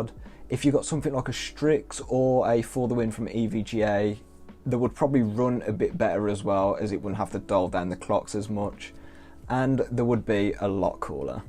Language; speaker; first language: English; native; English